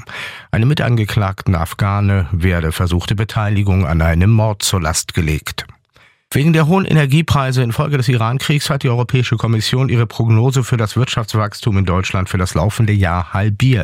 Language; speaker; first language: German; native; German